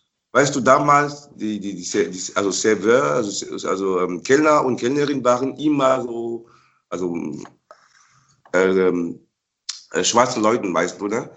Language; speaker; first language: German; non-native, fluent; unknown